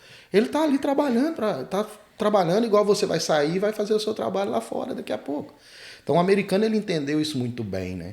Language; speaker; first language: Portuguese; native; Portuguese